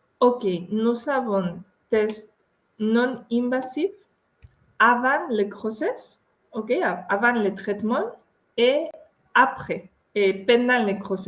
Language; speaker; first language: French; non-native, fluent; Spanish